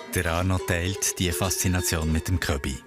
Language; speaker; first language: German; native; German